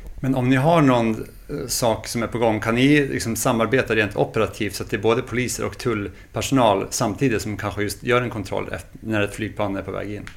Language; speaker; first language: Swedish; native; Swedish